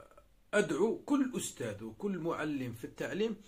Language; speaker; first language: Arabic; native; Arabic